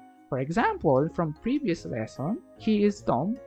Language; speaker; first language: English; non-native, local second language; Filipino